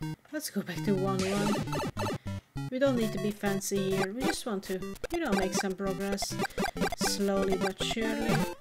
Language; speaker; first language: English; non-native, fluent; Hungarian